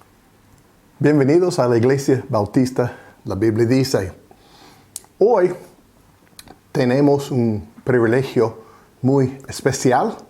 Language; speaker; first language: Spanish; non-native, fluent; English